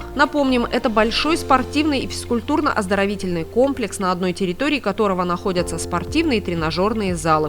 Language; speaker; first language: Russian; native; Russian